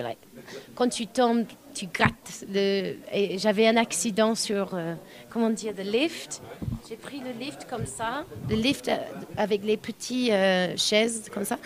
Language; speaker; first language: French; non-native, learner; English